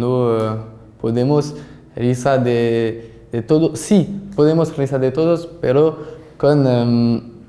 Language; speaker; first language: Spanish; non-native, learner; French